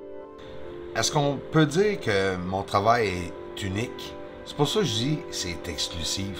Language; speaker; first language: French; native; French